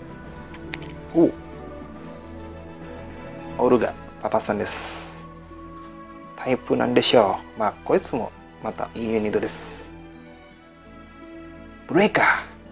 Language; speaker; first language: Japanese; non-native, learner; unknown